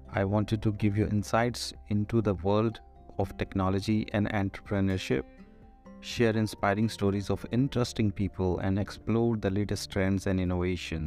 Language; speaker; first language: English; non-native, local second language; Punjabi